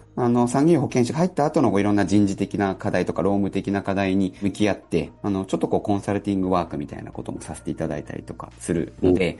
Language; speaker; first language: Japanese; native; Japanese